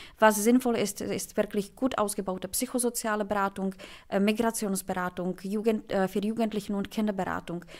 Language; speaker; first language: German; non-native, fluent; Czech